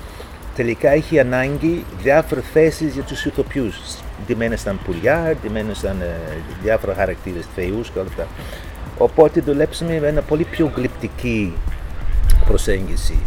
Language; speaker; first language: Greek; non-native, fluent; English